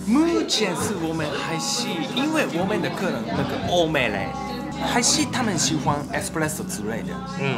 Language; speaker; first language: Chinese; non-native, learner; Japanese